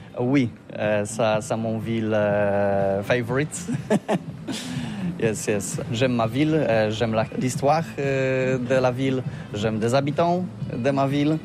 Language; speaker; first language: French; non-native, learner; Polish